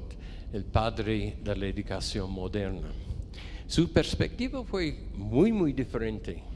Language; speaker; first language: Spanish; non-native, fluent; English